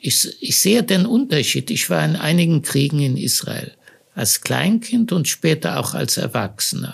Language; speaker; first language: German; early bilingual, other home language; Hebrew